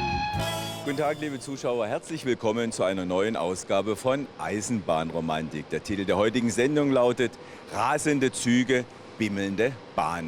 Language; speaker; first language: German; native; German